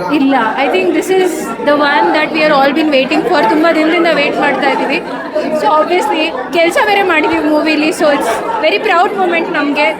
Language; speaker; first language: Kannada; native; Kannada